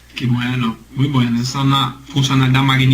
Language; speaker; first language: Spanish; non-native, learner; Portuguese